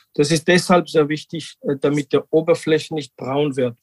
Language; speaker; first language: German; non-native, fluent; Georgian